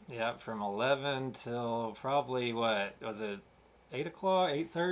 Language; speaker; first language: English; native; English